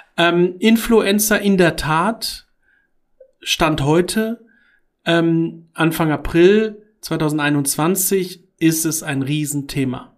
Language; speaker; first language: German; early bilingual, other home language; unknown